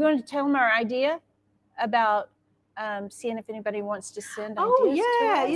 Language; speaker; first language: English; native; English